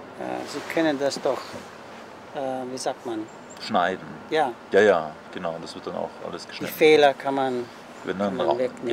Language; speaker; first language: German; early bilingual, heritage; German